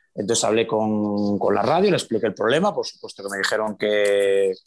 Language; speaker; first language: Spanish; native; Spanish